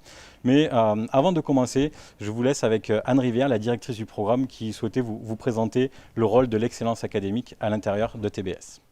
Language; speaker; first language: French; native; French